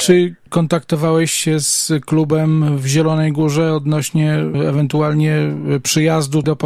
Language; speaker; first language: Polish; native; Polish